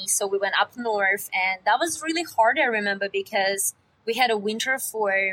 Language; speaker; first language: English; non-native, fluent; Russian